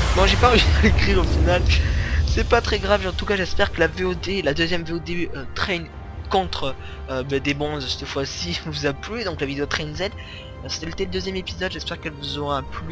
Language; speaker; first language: French; native; French